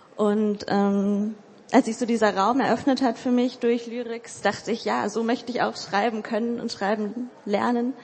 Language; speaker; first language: German; native; German